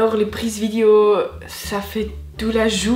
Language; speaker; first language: French; non-native, local second language; German